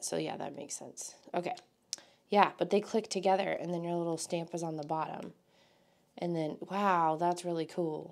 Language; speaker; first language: English; native; English